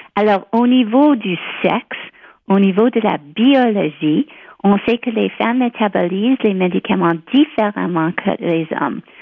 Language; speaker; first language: French; non-native, local second language; English